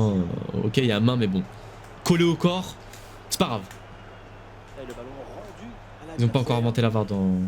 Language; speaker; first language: French; native; French